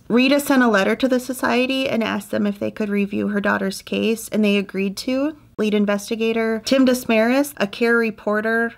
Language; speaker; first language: English; native; English